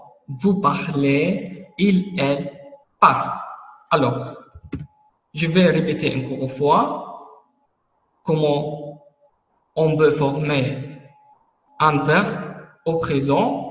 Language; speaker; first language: French; non-native, fluent; Arabic